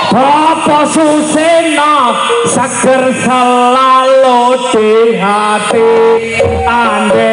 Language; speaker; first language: Indonesian; non-native, local second language; Javanese